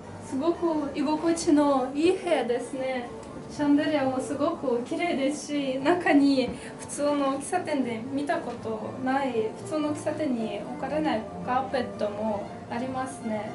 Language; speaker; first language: Japanese; non-native, fluent; Russian